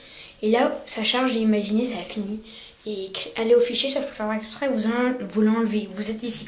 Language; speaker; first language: French; native; French